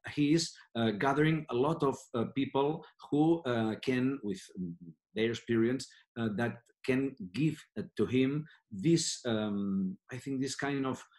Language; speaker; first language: English; non-native, fluent; Catalan